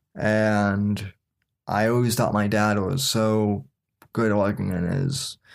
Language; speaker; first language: English; native; English